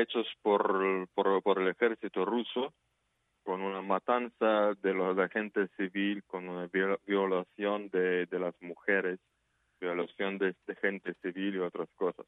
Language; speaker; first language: Spanish; non-native, fluent; Ukrainian